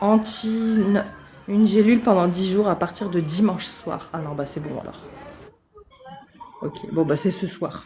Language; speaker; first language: French; native; French